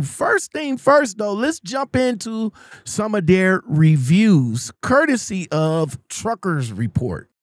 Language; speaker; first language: English; native; English